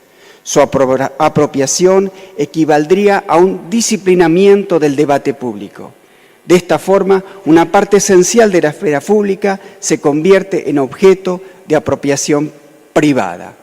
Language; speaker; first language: Spanish; native; Spanish